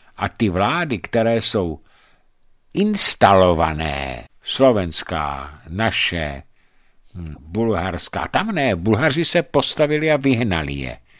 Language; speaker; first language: Czech; native; Czech